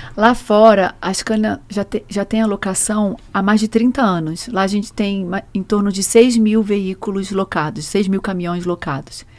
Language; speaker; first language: Portuguese; native; Portuguese